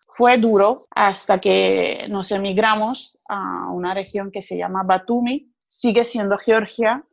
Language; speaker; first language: Spanish; non-native, fluent; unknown